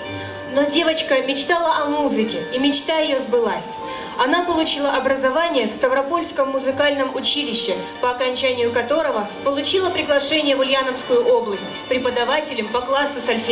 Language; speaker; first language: Russian; native; Russian